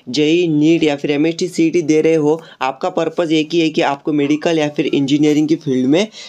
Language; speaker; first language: Hindi; non-native, local second language; Marathi